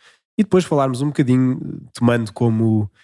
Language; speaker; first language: Portuguese; native; Portuguese